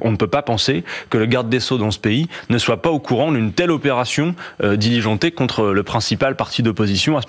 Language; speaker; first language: French; native; French